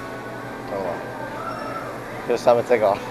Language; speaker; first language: Chinese; native; Chinese